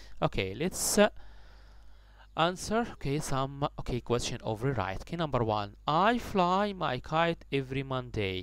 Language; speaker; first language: English; non-native, fluent; Arabic